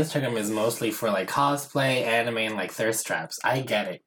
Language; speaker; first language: English; non-native, fluent; Portuguese